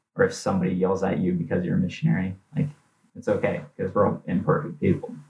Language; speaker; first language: English; native; English